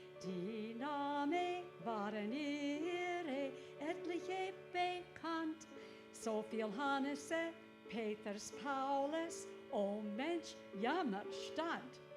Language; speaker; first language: German; early bilingual, heritage; English